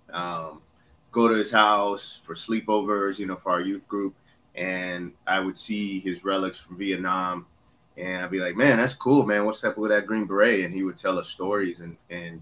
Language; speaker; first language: English; early bilingual, other home language; Spanish